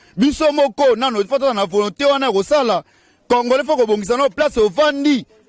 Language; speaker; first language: Lingala; native; Lingala